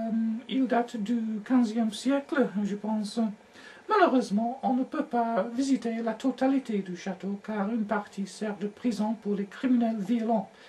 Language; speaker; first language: French; non-native, learner; English